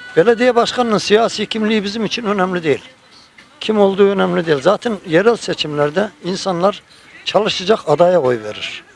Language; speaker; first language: Turkish; native; Turkish